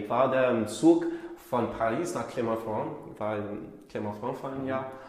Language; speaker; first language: German; non-native, learner; English